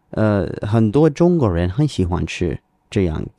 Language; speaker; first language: Chinese; non-native, learner; English